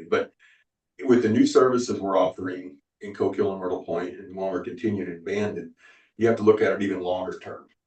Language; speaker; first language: English; native; English